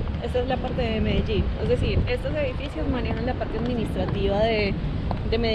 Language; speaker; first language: Spanish; native; Spanish